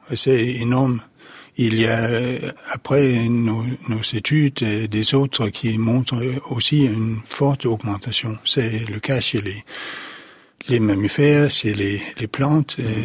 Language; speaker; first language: French; non-native, fluent; Danish